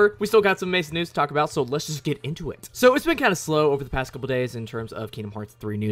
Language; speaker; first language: English; native; English